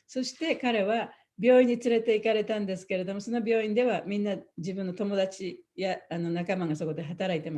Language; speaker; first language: Japanese; native; Japanese